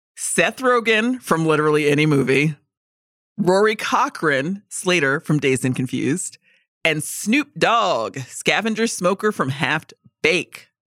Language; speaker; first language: English; native; English